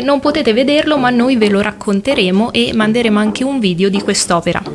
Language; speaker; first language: Italian; native; Italian